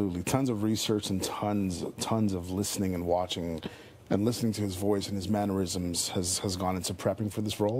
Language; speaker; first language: English; native; English